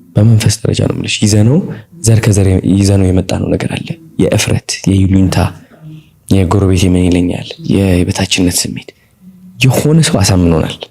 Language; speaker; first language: Amharic; non-native, local second language; Tigrinya